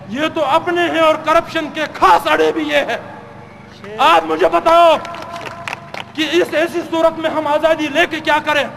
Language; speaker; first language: Urdu; non-native, local second language; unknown